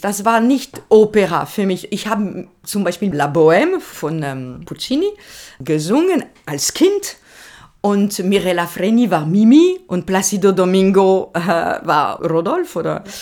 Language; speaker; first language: German; non-native, learner; French